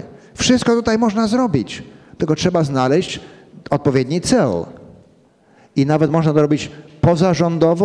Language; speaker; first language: Polish; early bilingual, heritage; Polish